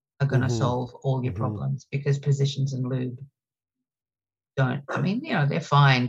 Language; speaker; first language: English; native; English